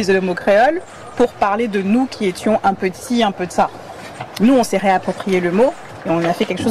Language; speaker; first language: French; native; French